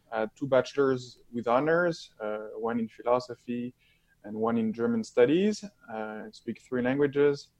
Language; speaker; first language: English; non-native, fluent; French